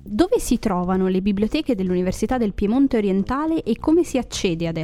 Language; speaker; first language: Italian; native; Italian